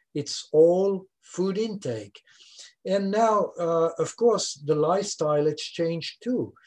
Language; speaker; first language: English; non-native, fluent; French